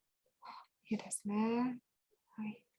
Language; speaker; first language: Japanese; non-native, fluent; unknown